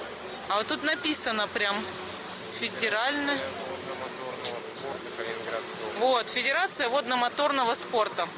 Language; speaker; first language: Russian; native; Russian